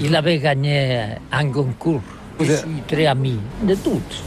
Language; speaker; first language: French; non-native, learner; Catalan